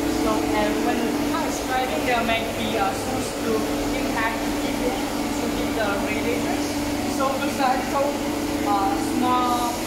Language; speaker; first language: English; non-native, learner; Chinese